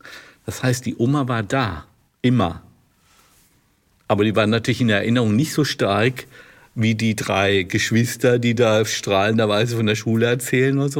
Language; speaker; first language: German; native; German